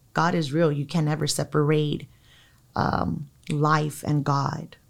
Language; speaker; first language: English; native; English